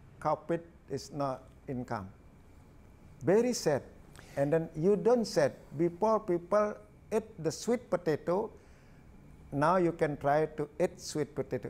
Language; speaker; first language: English; non-native, learner; Balinese